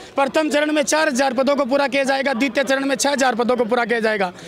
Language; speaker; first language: Hindi; native; Hindi